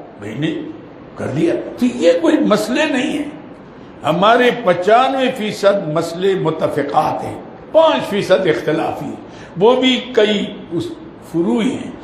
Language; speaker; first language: Urdu; non-native, local second language; Northern Hindko